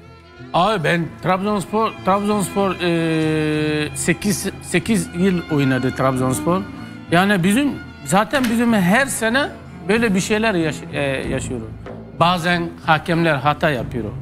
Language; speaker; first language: Turkish; non-native, learner; French